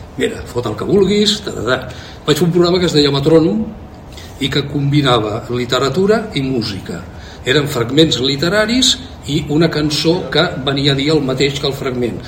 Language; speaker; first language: Catalan; native; Catalan